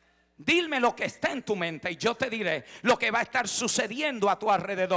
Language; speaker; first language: Spanish; native; Spanish